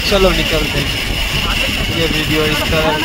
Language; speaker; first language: Hindi; non-native, local second language; Bangla